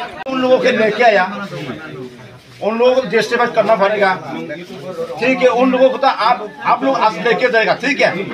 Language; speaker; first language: Hindi; non-native, local second language; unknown